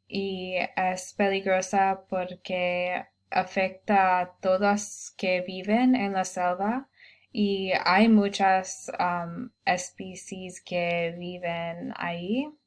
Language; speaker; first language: Spanish; non-native, learner; English